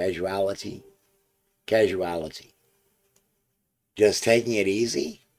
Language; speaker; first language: English; native; English